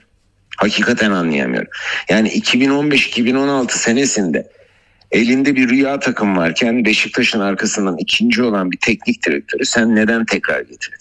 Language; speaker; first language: Turkish; native; Turkish